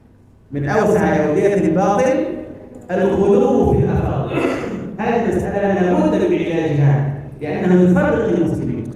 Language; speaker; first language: Arabic; native; Arabic